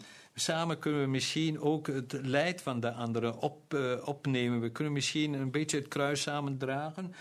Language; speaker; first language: Dutch; non-native, local second language; German